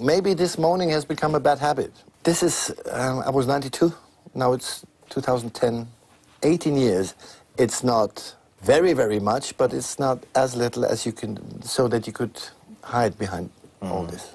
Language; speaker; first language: English; non-native, fluent; German